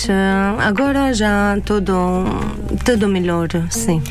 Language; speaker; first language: Portuguese; non-native, learner; Arabic